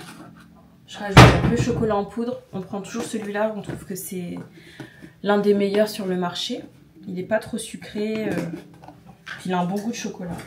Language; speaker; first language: French; native; French